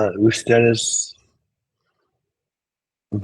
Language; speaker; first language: Spanish; non-native, learner; English